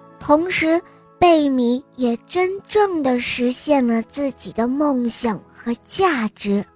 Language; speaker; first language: Chinese; native; Chinese